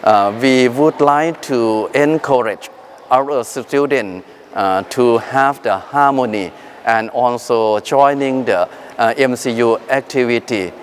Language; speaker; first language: English; non-native, fluent; Thai